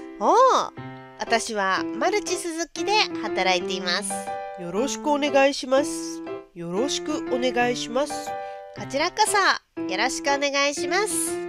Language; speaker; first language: Japanese; non-native, fluent; Hindi